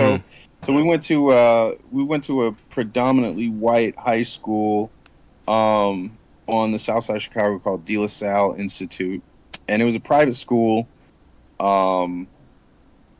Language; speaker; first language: English; native; English